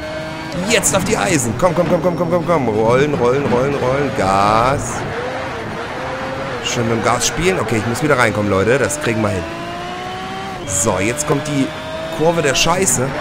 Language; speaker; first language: German; native; German